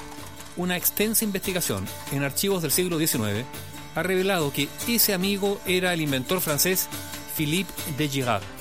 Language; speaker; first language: Spanish; native; Spanish